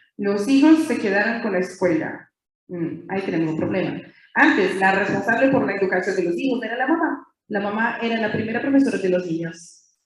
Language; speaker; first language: Spanish; non-native, fluent; Portuguese